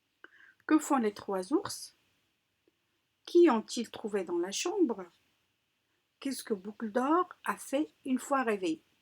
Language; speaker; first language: French; non-native, local second language; Arabic